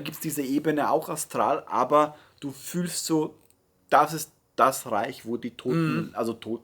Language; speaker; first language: German; native; German